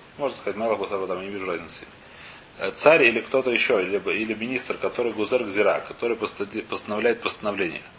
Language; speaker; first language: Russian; early bilingual, heritage; Russian